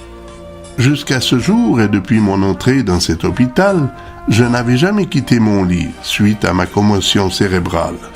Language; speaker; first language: French; native; French